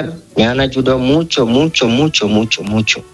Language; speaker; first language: Spanish; non-native, learner; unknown